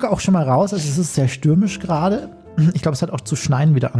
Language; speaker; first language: German; native; German